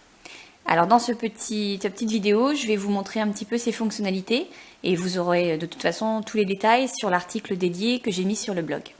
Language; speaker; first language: French; native; French